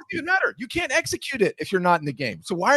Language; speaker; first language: English; native; English